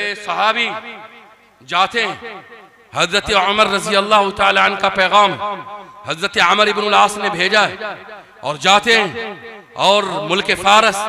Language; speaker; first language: Urdu; native; Urdu